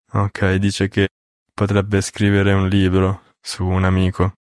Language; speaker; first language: Italian; native; Italian